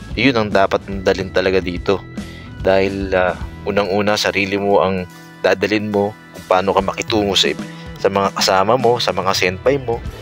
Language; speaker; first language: Filipino; native; Filipino